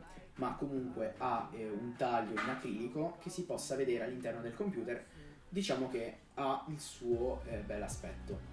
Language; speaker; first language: Italian; native; Italian